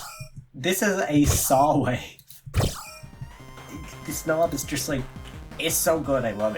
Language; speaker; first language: English; native; English